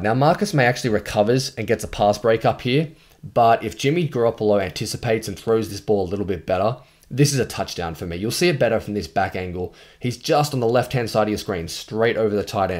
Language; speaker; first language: English; native; English